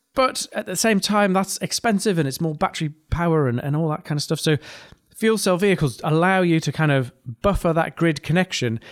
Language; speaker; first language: English; native; English